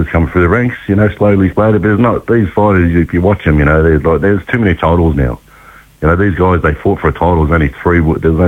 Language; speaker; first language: English; native; English